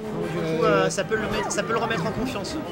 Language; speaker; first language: French; native; French